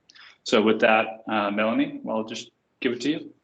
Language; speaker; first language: English; native; English